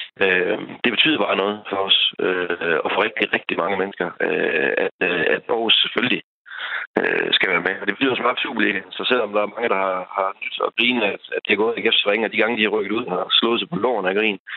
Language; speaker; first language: Danish; native; Danish